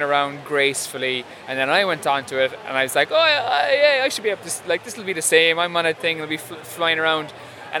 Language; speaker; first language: English; native; English